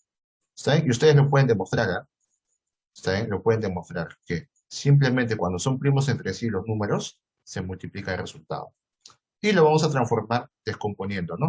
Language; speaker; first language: Spanish; native; Spanish